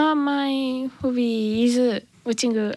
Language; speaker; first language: English; non-native, learner; Japanese